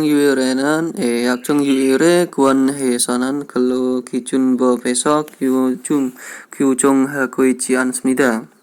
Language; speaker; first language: Korean; non-native, fluent; Indonesian